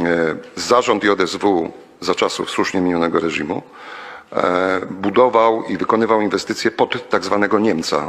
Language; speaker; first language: Polish; native; Polish